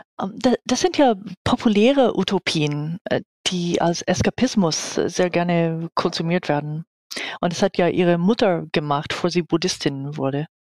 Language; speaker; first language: German; non-native, fluent; English